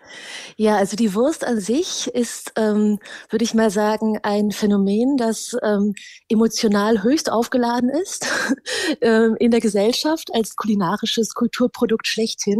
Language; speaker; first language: German; native; German